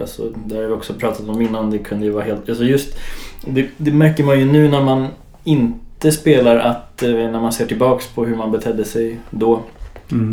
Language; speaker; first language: Swedish; native; Swedish